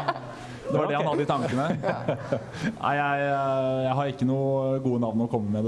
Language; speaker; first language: Norwegian; native; Norwegian